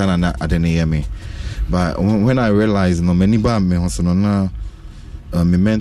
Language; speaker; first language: English; non-native, local second language; Akan